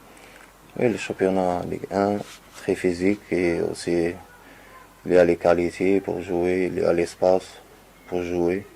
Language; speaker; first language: French; non-native, learner; Arabic